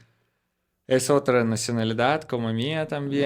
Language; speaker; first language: Spanish; non-native, learner; Russian